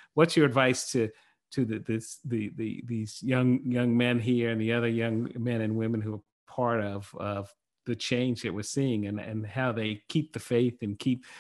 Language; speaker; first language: English; native; English